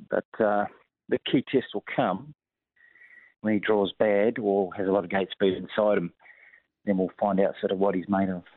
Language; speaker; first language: English; native; English